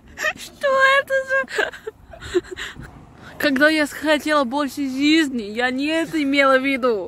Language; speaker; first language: Russian; non-native, learner; English